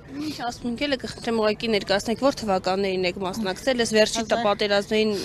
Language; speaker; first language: Armenian; native; Armenian